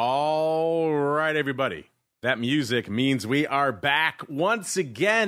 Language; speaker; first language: English; native; English